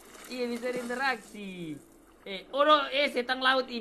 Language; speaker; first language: Indonesian; non-native, fluent; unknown